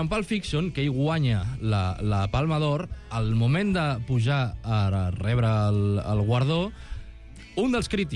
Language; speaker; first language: Catalan; native; Catalan